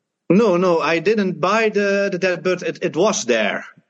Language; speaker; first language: English; non-native, learner; Dutch